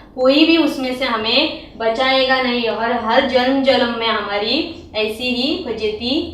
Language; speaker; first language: Hindi; non-native, local second language; Marathi